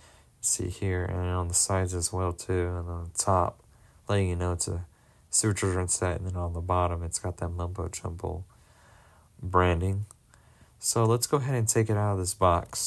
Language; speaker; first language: English; native; English